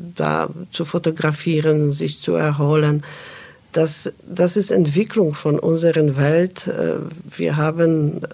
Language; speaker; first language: German; non-native, fluent; Polish